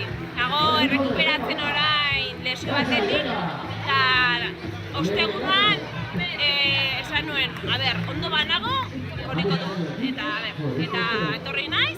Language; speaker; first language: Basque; non-native, local second language; Spanish